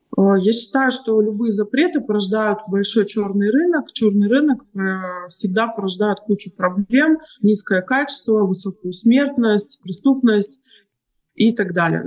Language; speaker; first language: Russian; native; Russian